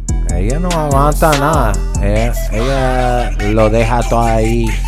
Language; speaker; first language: Spanish; native; Spanish